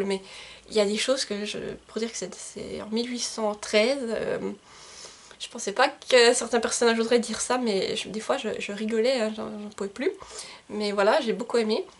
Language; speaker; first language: French; native; French